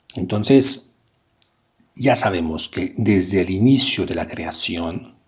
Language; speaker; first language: Spanish; non-native, fluent; French